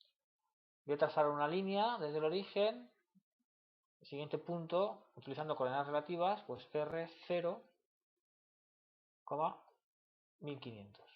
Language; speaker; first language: Spanish; native; Spanish